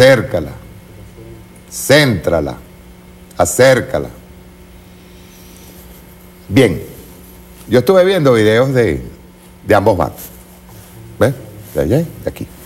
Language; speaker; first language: Spanish; native; Spanish